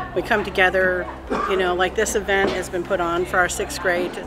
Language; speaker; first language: English; native; English